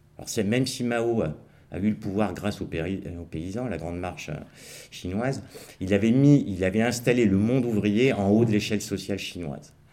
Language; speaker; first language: French; native; French